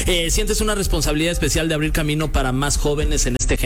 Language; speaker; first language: Spanish; native; Spanish